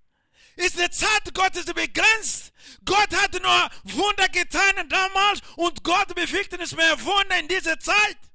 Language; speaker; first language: German; non-native, learner; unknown